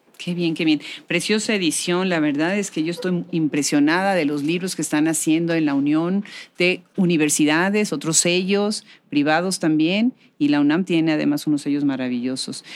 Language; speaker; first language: Spanish; native; Spanish